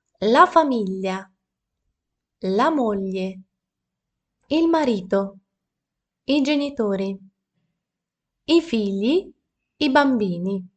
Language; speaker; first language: Italian; non-native, fluent; Ukrainian